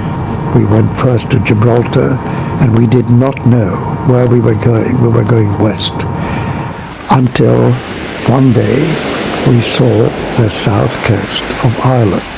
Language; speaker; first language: English; non-native, fluent; Czech